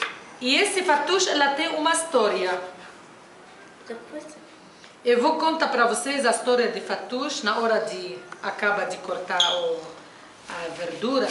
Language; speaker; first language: Portuguese; non-native, fluent; Arabic